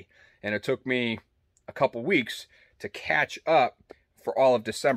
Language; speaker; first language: English; native; English